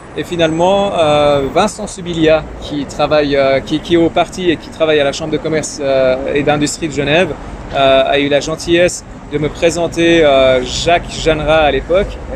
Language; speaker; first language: French; early bilingual, other home language; Persian